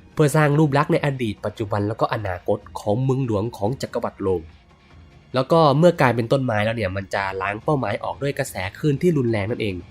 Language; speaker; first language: Thai; native; Thai